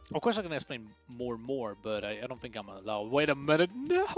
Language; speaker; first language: English; non-native, fluent; Swedish